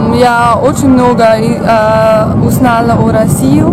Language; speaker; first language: Russian; non-native, learner; German